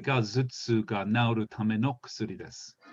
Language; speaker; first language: Japanese; non-native, fluent; English